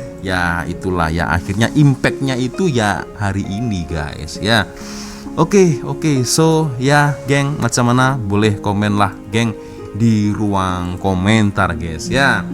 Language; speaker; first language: Indonesian; native; Indonesian